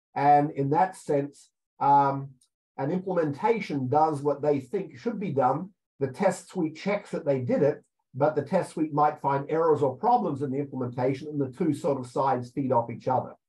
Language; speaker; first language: English; native; English